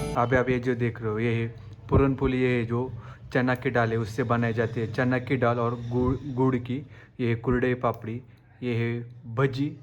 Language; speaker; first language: Hindi; non-native, local second language; Marathi